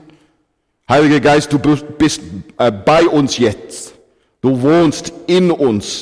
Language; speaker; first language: German; non-native, fluent; English